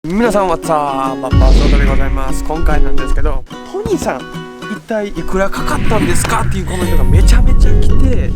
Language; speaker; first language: Japanese; native; Japanese